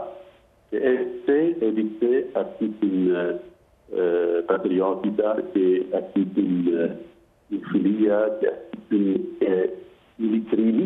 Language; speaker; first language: Greek; non-native, fluent; Arabic